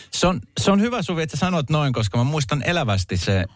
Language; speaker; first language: Finnish; early bilingual, other home language; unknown